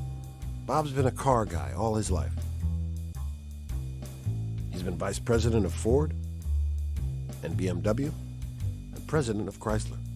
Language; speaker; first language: English; native; English